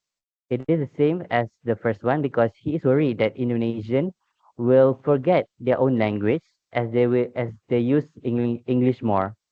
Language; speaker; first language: English; non-native, local second language; Malay